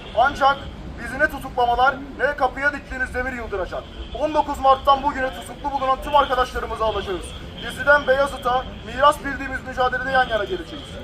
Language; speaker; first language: Turkish; native; Turkish